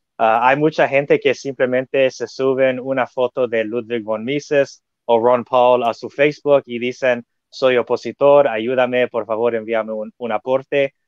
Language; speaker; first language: Spanish; non-native, fluent; English